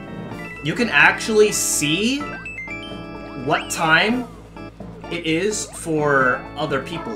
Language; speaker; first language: English; native; English